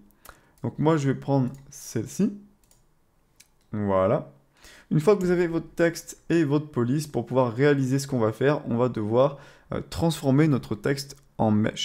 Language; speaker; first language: French; native; French